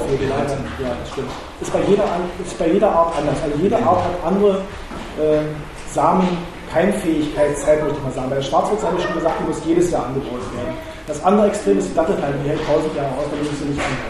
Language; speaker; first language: German; native; German